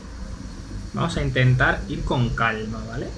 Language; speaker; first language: Spanish; native; Spanish